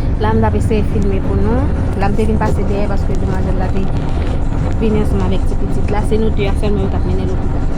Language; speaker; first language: French; non-native, local second language; Haitian Creole